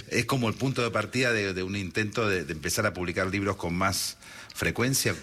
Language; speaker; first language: Spanish; native; Spanish